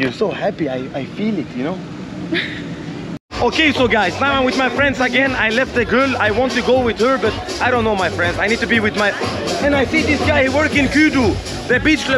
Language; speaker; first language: English; non-native, learner; Portuguese